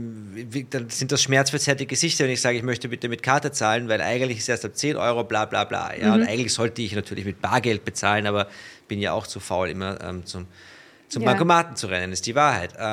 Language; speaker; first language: German; native; German